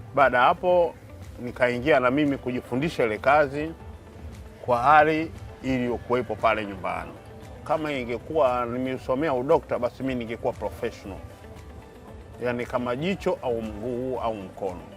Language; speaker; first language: Swahili; native; Swahili